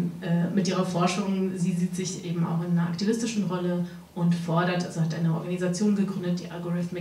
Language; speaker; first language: German; native; German